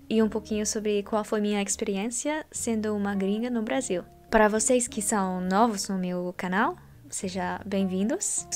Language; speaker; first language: Portuguese; non-native, learner; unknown